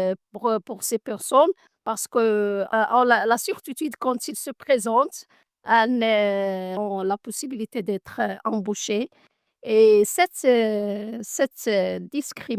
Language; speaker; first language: French; non-native, learner; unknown